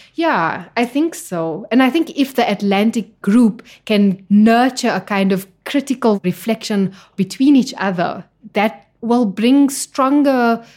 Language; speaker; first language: English; native; English